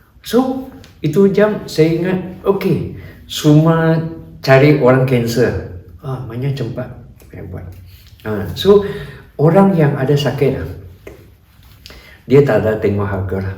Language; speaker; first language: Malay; non-native, local second language; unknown